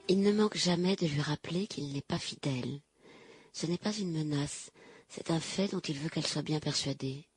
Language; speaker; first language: French; native; French